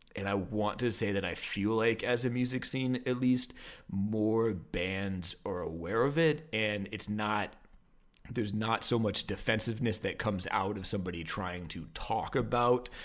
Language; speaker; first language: English; native; English